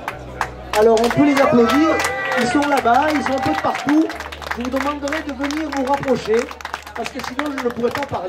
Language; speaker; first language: French; native; French